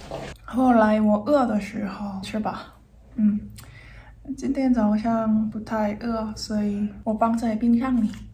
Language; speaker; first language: Chinese; non-native, learner; Korean